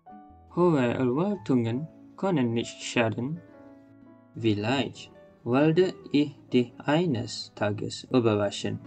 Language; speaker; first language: German; non-native, learner; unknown